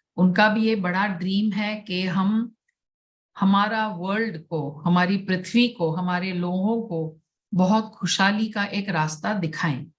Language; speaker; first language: Hindi; non-native, local second language; Gujarati